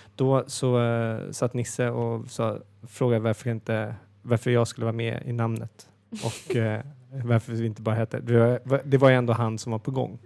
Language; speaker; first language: Swedish; native; Swedish